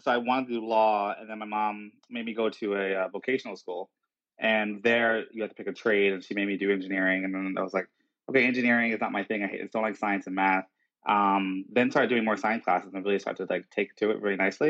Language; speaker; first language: English; native; English